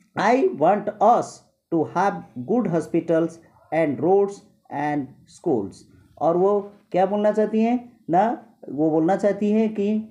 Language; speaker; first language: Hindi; non-native, local second language; Gujarati